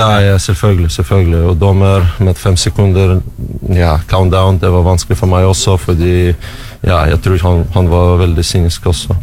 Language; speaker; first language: Norwegian; non-native, learner; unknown